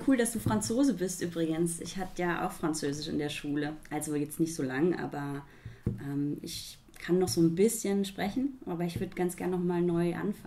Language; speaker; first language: German; native; German